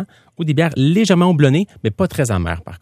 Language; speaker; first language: French; native; French